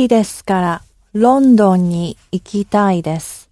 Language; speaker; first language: Japanese; non-native, learner; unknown